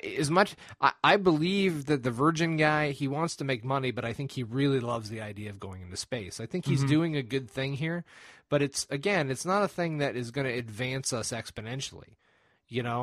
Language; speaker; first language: English; native; English